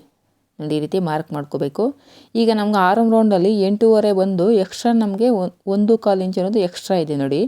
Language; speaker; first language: Kannada; native; Kannada